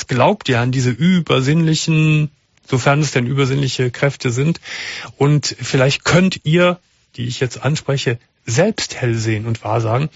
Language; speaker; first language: German; native; German